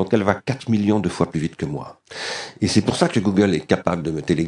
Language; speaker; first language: French; native; French